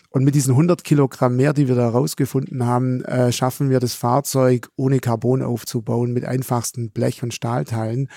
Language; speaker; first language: German; native; German